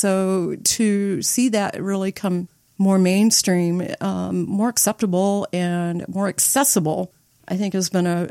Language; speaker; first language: English; native; English